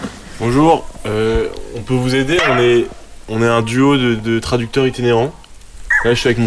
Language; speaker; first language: French; native; French